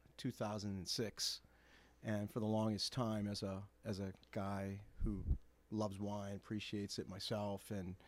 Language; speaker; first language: English; native; English